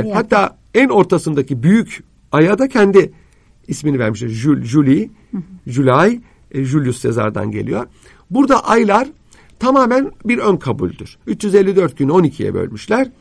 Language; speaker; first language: Turkish; native; Turkish